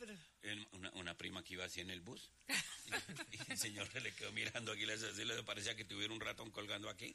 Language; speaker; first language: Spanish; native; Spanish